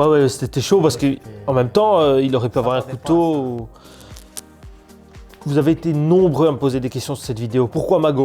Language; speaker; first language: French; native; French